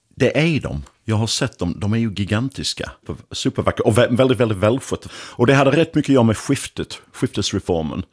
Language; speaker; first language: Swedish; non-native, fluent; English